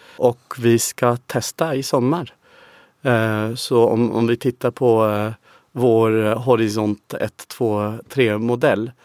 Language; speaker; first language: Swedish; non-native, fluent; English